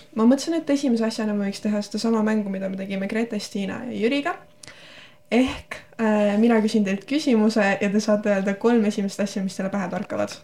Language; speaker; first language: Estonian; native; Estonian